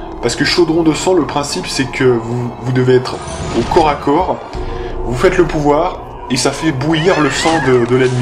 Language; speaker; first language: French; native; French